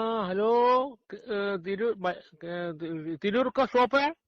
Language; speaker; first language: Hindi; non-native, local second language; Malayalam